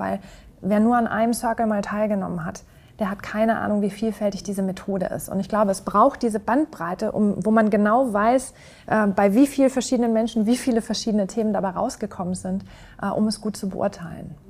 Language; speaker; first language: German; native; German